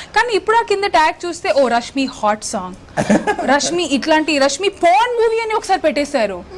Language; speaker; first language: Telugu; non-native, local second language; Hindi